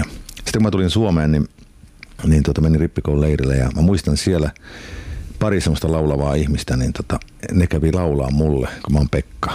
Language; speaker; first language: Finnish; native; Finnish